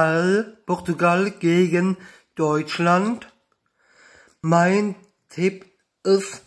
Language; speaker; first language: German; non-native, learner; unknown